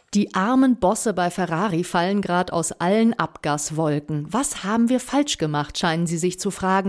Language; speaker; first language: German; native; German